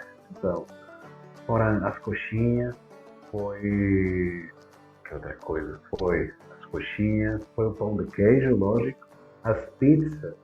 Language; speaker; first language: Portuguese; non-native, fluent; Spanish